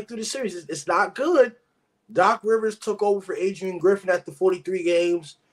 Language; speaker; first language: English; native; English